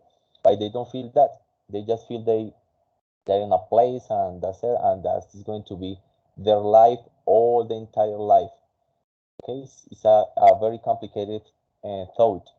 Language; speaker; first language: English; non-native, fluent; Spanish